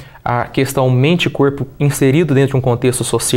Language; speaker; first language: Portuguese; native; Portuguese